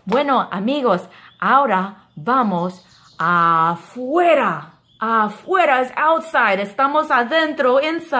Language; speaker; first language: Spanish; non-native, fluent; English